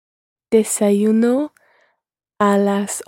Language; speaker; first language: Spanish; non-native, learner; English